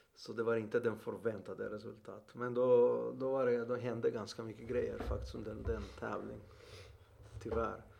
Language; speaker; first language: Swedish; non-native, fluent; Greek